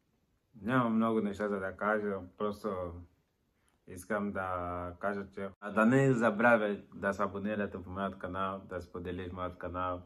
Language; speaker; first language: Bulgarian; non-native, learner; Portuguese